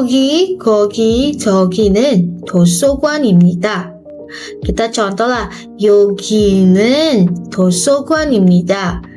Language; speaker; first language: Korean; non-native, fluent; Indonesian